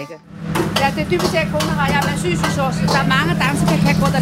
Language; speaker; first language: Danish; non-native, learner; Chinese